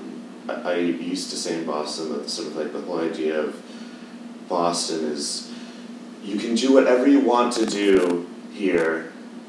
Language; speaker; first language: English; native; English